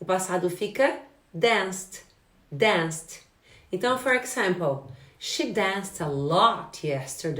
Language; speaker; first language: English; non-native, fluent; Portuguese